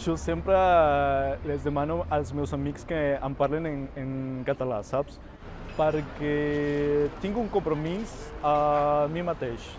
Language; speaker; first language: Catalan; non-native, fluent; Spanish